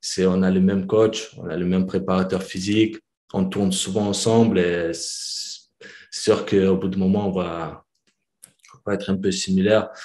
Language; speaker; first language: French; early bilingual, other home language; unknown